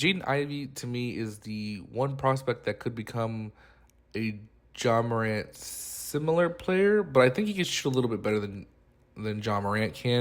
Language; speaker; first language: English; native; English